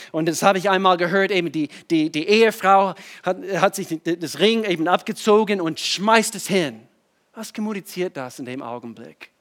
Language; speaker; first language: German; non-native, fluent; English